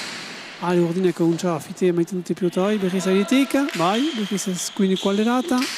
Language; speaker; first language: Basque; native; Basque